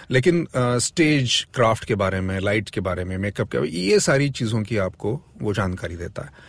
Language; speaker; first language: Hindi; non-native, local second language; Marathi